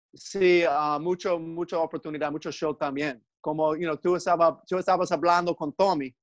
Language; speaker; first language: Spanish; non-native, learner; English